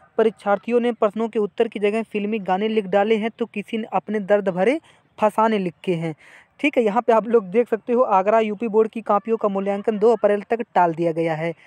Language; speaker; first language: Hindi; native; Hindi